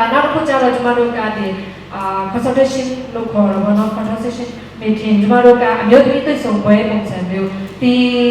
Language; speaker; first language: Burmese; non-native, local second language; Shwe Palaung